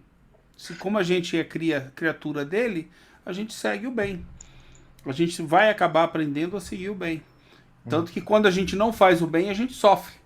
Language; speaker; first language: Portuguese; native; Portuguese